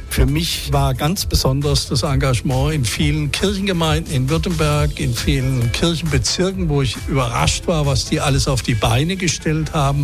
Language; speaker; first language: German; native; German